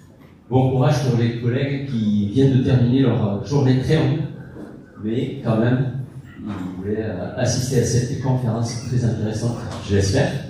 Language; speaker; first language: French; non-native, fluent; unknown